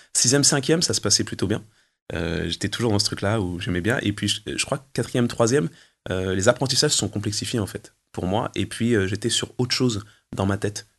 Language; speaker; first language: French; early bilingual, other home language; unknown